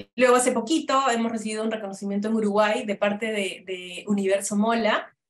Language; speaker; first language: Spanish; native; Spanish